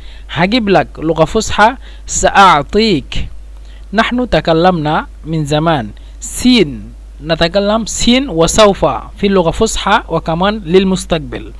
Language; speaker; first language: Arabic; non-native, fluent; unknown